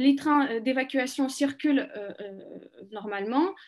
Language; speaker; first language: French; non-native, fluent; Ukrainian